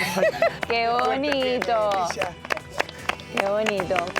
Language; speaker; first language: Spanish; native; Spanish